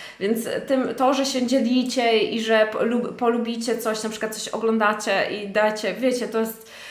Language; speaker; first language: Polish; native; Polish